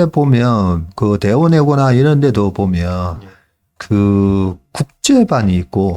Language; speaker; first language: Korean; native; Korean